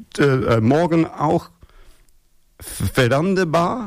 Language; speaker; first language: German; non-native, learner; Dutch